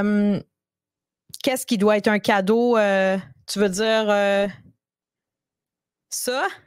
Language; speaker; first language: French; native; French